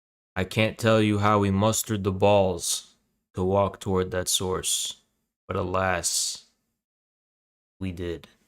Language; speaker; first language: English; native; English